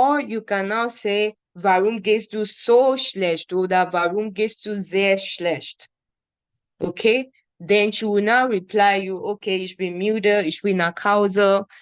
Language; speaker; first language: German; non-native, learner; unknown